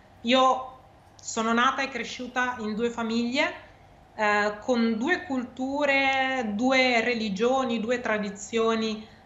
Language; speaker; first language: Italian; native; Italian